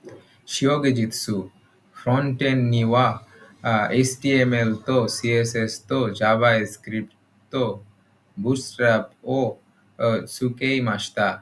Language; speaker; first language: Japanese; non-native, learner; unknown